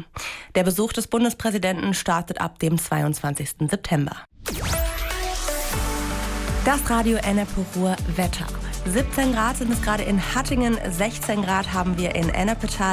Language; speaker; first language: German; native; German